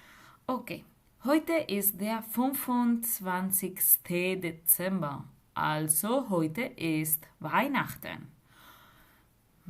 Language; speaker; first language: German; non-native, fluent; Spanish